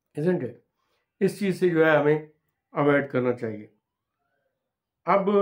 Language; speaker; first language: Urdu; non-native, local second language; Punjabi